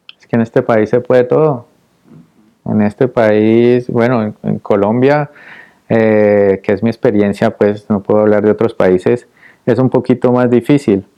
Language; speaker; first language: Spanish; native; Spanish